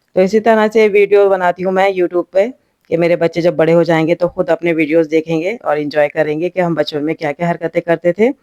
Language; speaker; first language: Hindi; native; Hindi